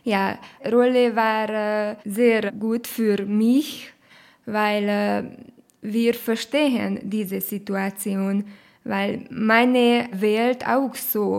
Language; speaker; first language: German; non-native, learner; Romanian